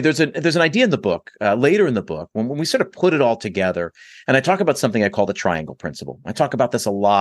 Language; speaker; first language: English; native; English